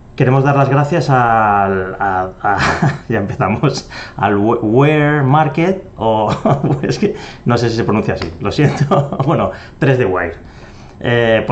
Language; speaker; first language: Spanish; native; Spanish